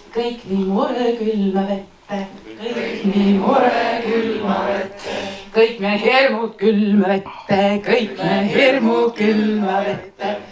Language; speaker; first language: Estonian; native; Estonian